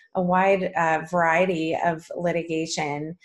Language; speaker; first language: English; native; English